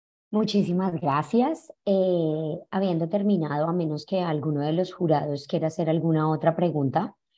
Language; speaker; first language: Spanish; native; Spanish